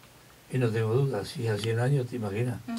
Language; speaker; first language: Spanish; native; Spanish